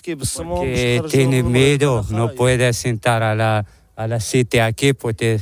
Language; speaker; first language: Spanish; non-native, learner; Arabic